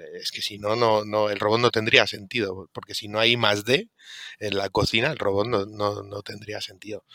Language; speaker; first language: Spanish; native; Spanish